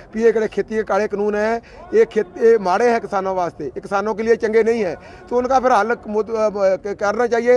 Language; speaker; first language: Hindi; non-native, local second language; Punjabi